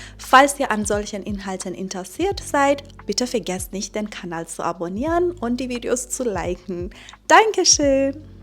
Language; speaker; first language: German; non-native, fluent; Persian